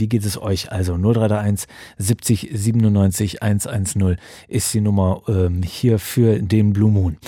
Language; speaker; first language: German; native; German